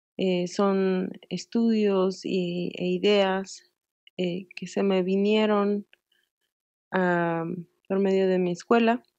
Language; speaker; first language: Spanish; native; Spanish